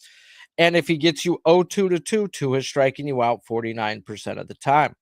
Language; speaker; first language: English; native; English